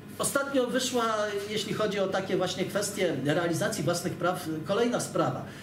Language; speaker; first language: Polish; native; Polish